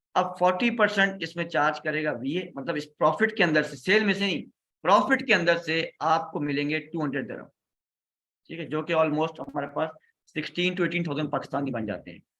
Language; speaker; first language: Urdu; native; Urdu